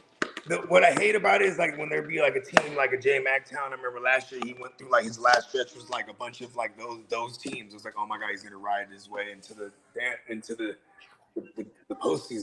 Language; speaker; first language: English; native; English